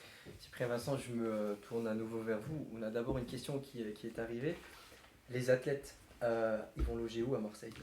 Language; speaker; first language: French; native; French